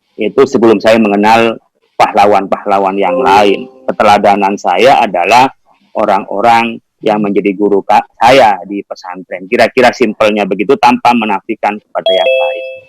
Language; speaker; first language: Indonesian; non-native, local second language; Madurese